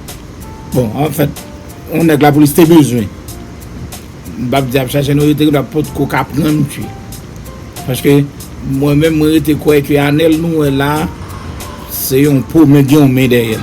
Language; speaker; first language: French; non-native, local second language; Haitian Creole